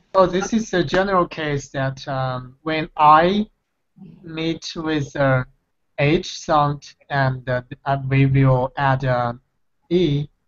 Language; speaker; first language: English; non-native, fluent; Chinese